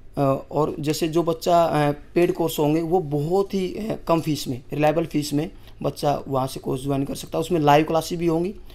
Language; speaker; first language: Hindi; native; Hindi